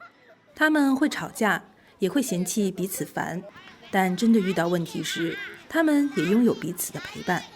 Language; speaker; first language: Chinese; native; Chinese